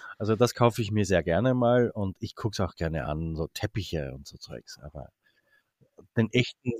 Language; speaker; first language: German; native; German